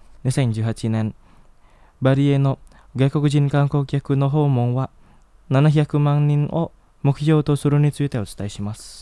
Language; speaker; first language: Japanese; non-native, fluent; Indonesian